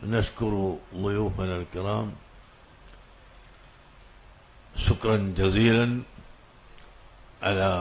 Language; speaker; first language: Arabic; non-native, fluent; Malayalam